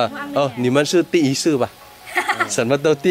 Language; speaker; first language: Chinese; non-native, learner; Vietnamese